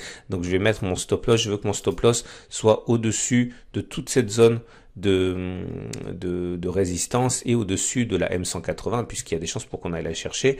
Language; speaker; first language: French; native; French